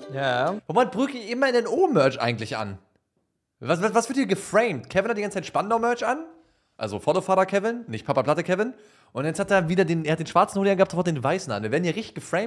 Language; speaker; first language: German; native; German